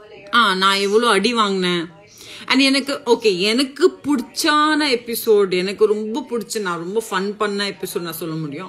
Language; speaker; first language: Tamil; non-native, local second language; Assamese